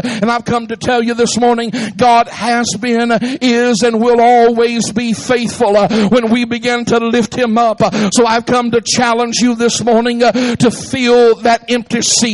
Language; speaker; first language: English; native; English